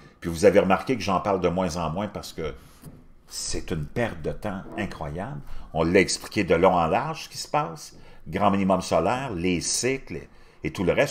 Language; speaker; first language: French; native; French